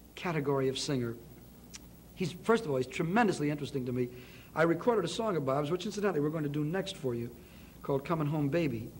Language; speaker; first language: English; native; English